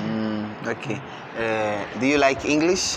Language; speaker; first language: English; non-native, fluent; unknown